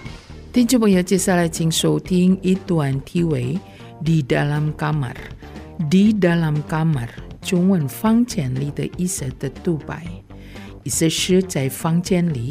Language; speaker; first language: Chinese; non-native, fluent; Indonesian